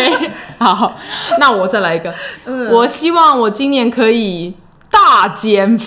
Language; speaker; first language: Chinese; non-native, fluent; English